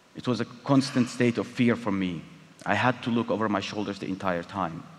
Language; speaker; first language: English; non-native, fluent; Tigrinya